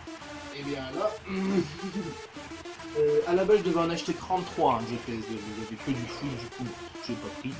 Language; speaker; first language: French; native; French